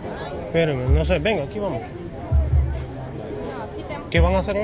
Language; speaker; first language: Spanish; native; Spanish